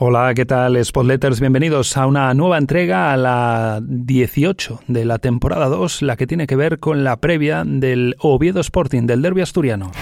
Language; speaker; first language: Spanish; native; Spanish